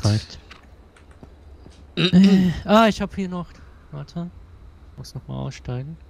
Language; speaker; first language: German; native; German